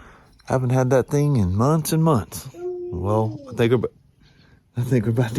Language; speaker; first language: English; native; English